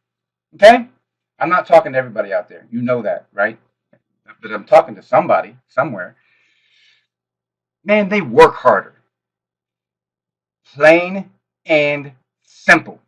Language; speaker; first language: English; native; English